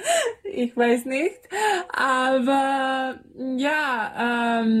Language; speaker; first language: German; non-native, learner; Serbian